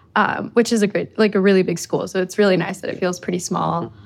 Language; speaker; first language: English; early bilingual, other home language; Spanish